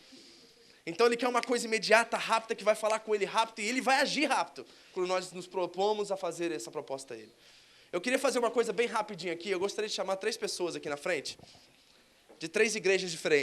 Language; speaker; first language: Portuguese; native; Portuguese